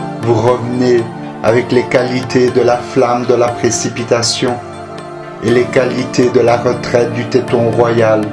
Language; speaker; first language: French; native; French